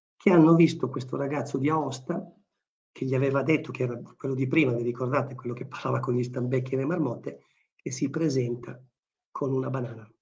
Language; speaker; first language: Italian; native; Italian